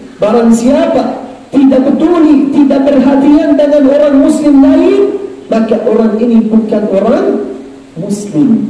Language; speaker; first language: Indonesian; non-native, fluent; Arabic